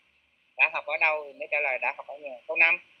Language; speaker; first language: Vietnamese; native; Vietnamese